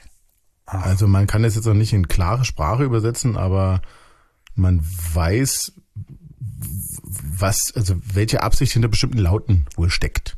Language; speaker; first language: German; native; German